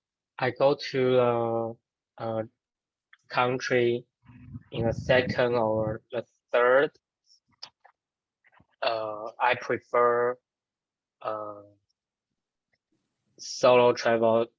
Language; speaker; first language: English; non-native, learner; Chinese